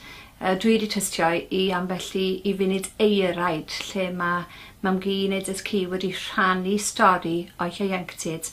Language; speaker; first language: Welsh; native; Welsh